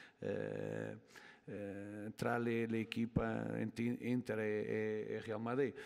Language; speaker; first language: Italian; non-native, learner; Portuguese